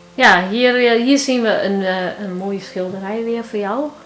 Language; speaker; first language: Dutch; early bilingual, heritage; Turkish